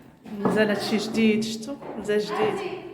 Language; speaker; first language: Arabic; native; Arabic